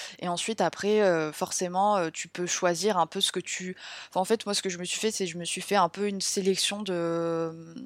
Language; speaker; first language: French; native; French